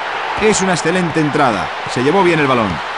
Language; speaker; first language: Spanish; native; Spanish